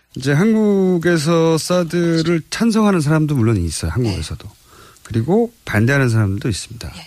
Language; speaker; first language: Korean; native; Korean